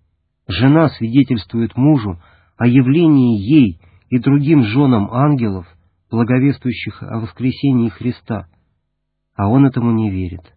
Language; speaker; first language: Russian; native; Russian